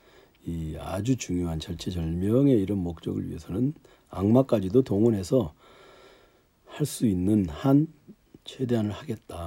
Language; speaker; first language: Korean; native; Korean